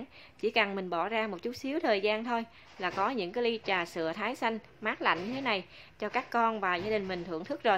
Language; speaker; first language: Vietnamese; native; Vietnamese